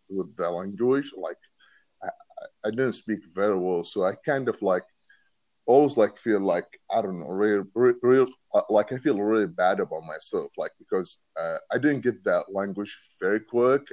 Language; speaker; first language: English; non-native, learner; Arabic